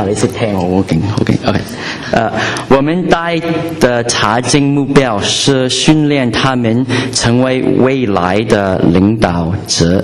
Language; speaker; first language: Chinese; non-native, learner; English